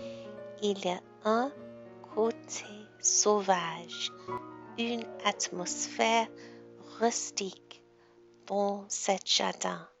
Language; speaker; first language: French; non-native, learner; English